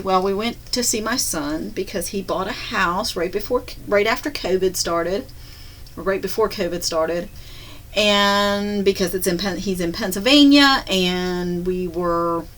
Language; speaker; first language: English; native; English